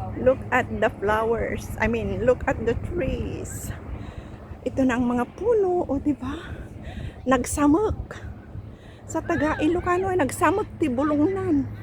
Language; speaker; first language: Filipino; non-native, local second language; Iloko